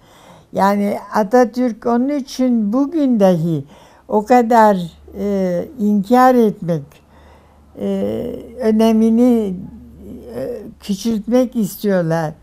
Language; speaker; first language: Turkish; non-native, fluent; German